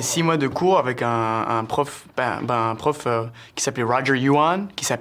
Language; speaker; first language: French; early bilingual, heritage; English